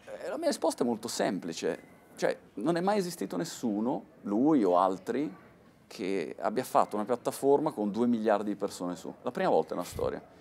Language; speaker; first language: Italian; native; Italian